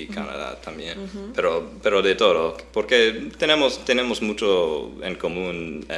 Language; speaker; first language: Spanish; non-native, fluent; English